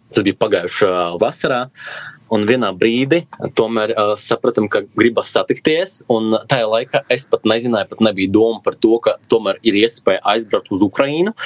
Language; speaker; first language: Latvian; non-native, local second language; Russian